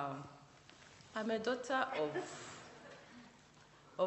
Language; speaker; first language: English; non-native, local second language; Kinyarwanda